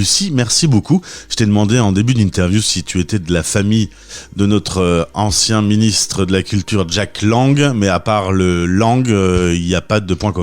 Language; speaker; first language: French; native; French